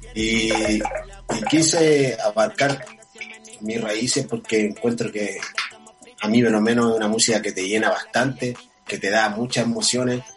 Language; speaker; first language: Spanish; non-native, fluent; Portuguese